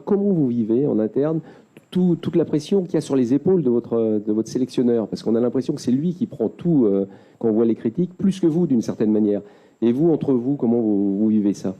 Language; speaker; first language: French; native; French